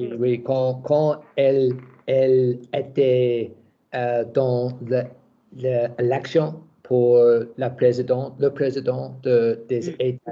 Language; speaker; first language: French; non-native, learner; English